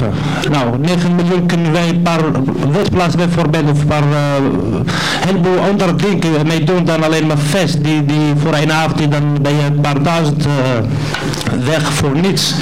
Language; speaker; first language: Dutch; non-native, learner; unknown